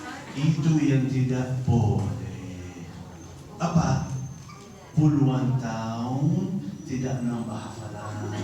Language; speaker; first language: Indonesian; non-native, fluent; Arabic